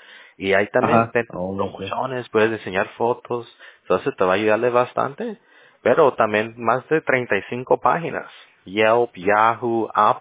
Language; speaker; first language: Spanish; early bilingual, heritage; English